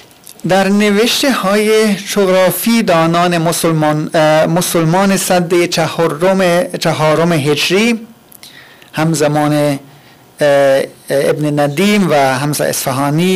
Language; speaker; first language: Persian; non-native, fluent; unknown